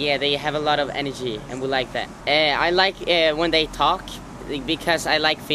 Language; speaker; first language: English; non-native, fluent; Norwegian